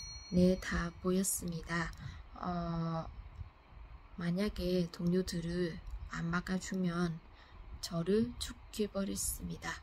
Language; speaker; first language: Korean; non-native, fluent; Vietnamese